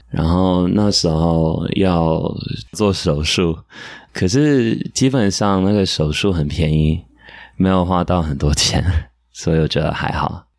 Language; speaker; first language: Chinese; non-native, fluent; English